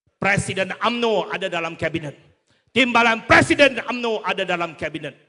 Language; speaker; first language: Malay; non-native, local second language; Chinese